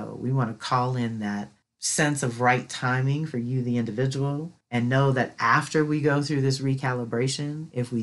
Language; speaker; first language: English; native; English